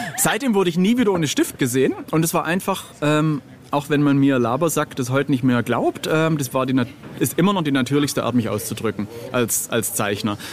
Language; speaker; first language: German; native; German